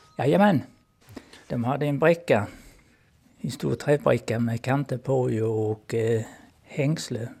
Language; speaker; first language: Swedish; native; Swedish